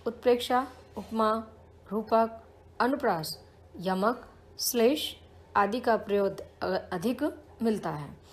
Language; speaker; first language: Hindi; native; Hindi